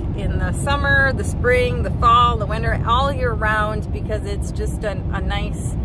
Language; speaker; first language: English; native; English